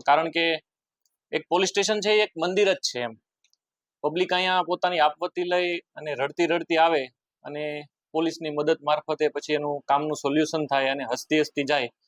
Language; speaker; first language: Gujarati; native; Gujarati